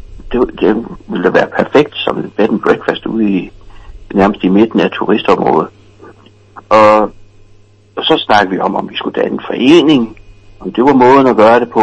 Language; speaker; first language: Danish; native; Danish